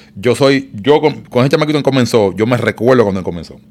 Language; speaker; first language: Spanish; native; Spanish